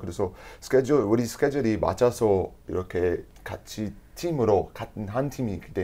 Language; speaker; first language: Korean; non-native, learner; English